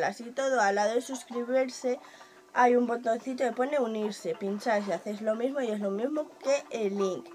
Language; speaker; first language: Spanish; native; Spanish